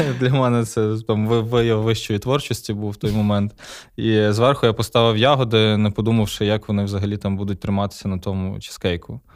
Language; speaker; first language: Ukrainian; native; Ukrainian